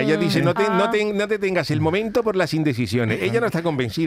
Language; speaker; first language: Spanish; native; Spanish